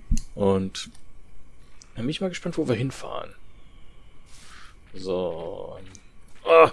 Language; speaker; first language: German; native; German